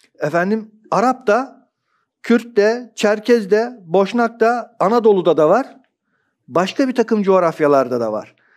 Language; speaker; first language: Turkish; native; Turkish